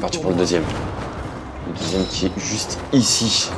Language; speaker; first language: French; native; French